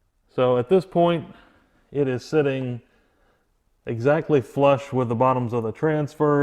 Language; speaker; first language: English; native; English